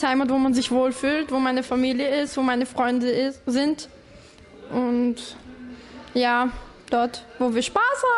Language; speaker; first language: German; early bilingual, other home language; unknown